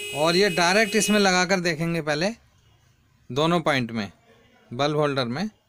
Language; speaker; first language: Hindi; native; Hindi